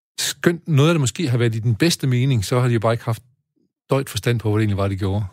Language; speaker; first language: Danish; native; Danish